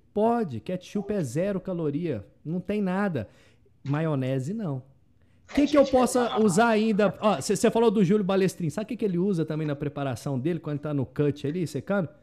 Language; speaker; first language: Portuguese; native; Portuguese